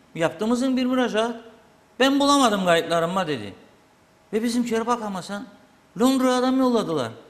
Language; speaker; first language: Turkish; native; Turkish